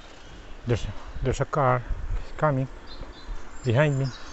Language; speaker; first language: English; non-native, local second language; Filipino